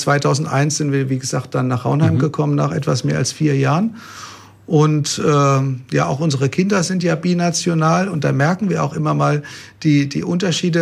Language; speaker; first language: German; native; German